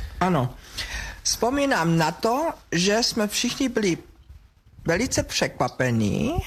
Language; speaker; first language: Czech; non-native, fluent; German